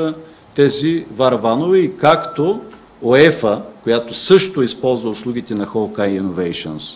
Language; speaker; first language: Bulgarian; native; Bulgarian